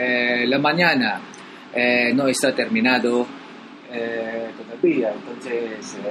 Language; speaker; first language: Spanish; non-native, learner; Filipino